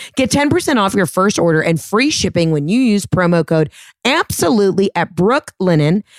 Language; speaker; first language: English; native; English